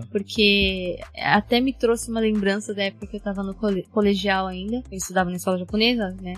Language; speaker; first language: Portuguese; early bilingual, heritage; Japanese